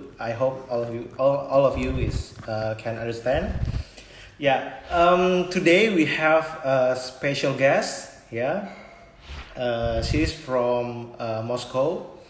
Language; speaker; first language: English; non-native, fluent; Indonesian